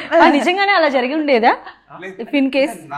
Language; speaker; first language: Telugu; native; Telugu